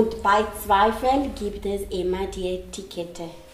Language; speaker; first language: German; non-native, learner; Italian